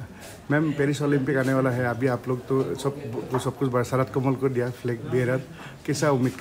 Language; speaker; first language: Hindi; non-native, local second language; Assamese